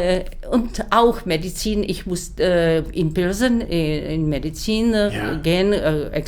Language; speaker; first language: German; non-native, learner; Czech